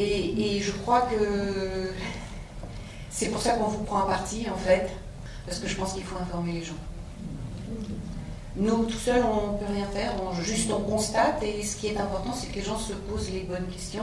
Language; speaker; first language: French; native; French